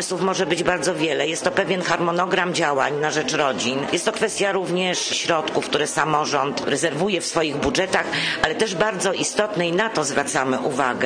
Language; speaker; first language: Polish; native; Polish